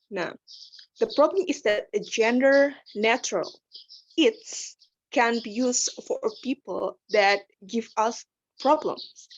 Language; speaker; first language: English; non-native, learner; Indonesian